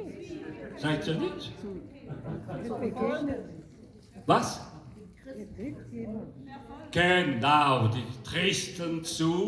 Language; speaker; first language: German; non-native, local second language; French